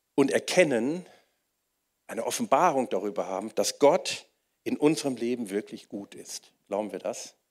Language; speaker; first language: German; native; German